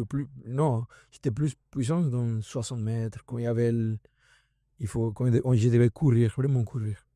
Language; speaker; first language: French; non-native, fluent; Spanish